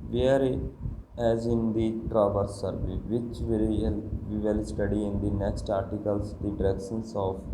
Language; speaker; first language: English; non-native, local second language; Punjabi